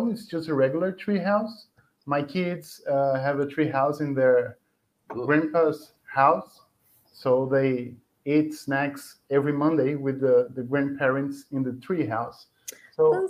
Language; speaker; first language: English; non-native, fluent; Portuguese